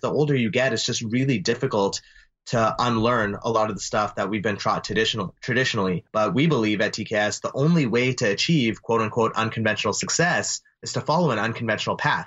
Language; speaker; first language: English; native; English